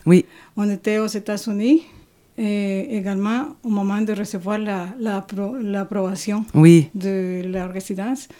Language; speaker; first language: French; non-native, fluent; Spanish